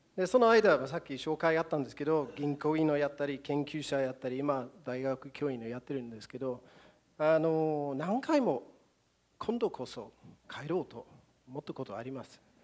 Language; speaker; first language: Japanese; non-native, fluent; English